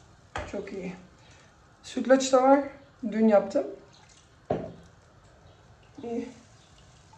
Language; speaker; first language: Turkish; early bilingual, heritage; Turkish